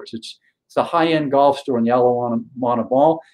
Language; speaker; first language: English; native; English